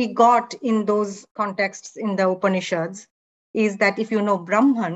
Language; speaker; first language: English; non-native, local second language; Bangla